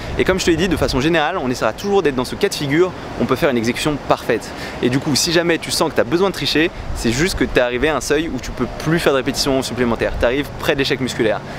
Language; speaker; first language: French; native; French